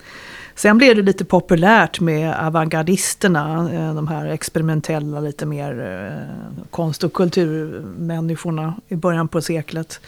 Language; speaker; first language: Swedish; native; Swedish